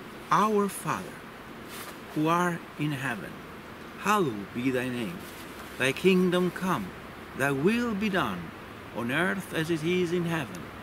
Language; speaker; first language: English; non-native, fluent; Italian